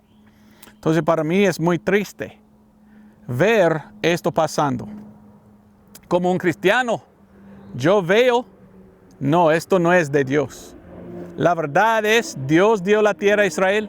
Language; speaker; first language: Spanish; non-native, learner; English